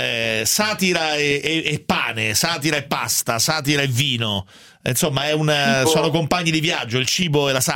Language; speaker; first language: Italian; native; Italian